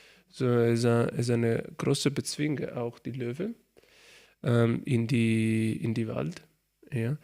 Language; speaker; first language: German; non-native, learner; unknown